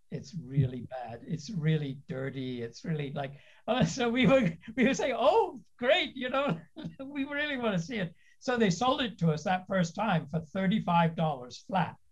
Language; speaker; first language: English; native; English